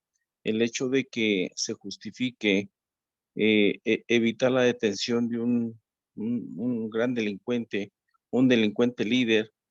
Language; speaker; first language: Spanish; native; Spanish